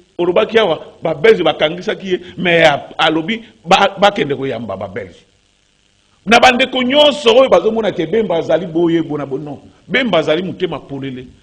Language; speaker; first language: Lingala; native; Lingala